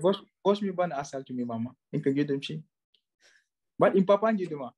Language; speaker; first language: Armenian; non-native, learner; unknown